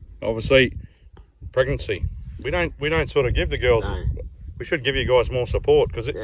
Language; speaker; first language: English; native; English